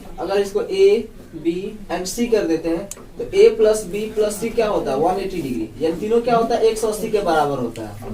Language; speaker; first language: Hindi; native; Hindi